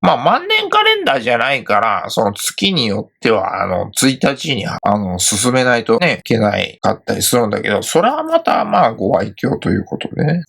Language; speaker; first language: Japanese; native; Japanese